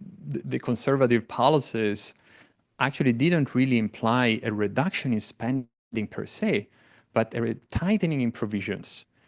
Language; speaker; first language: English; non-native, fluent; Italian